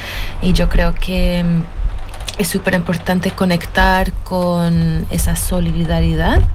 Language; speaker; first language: Spanish; early bilingual, heritage; Spanish